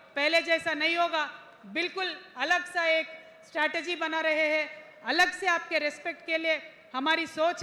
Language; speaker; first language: Hindi; non-native, local second language; Telugu